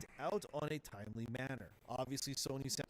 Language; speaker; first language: English; native; English